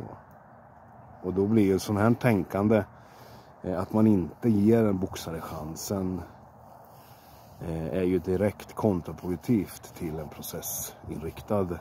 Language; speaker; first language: Swedish; native; Swedish